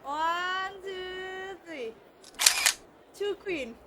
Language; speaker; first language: English; non-native, fluent; Vietnamese